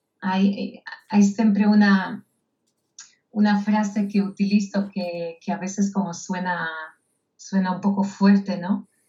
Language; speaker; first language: Spanish; non-native, fluent; Hebrew